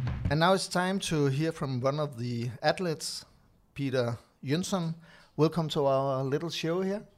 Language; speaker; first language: English; non-native, learner; Danish